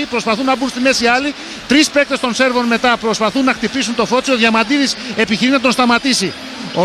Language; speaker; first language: Greek; native; Greek